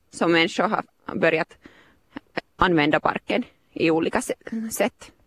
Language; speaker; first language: Swedish; non-native, local second language; Finnish